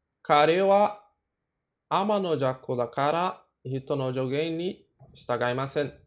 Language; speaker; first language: Japanese; non-native, learner; Portuguese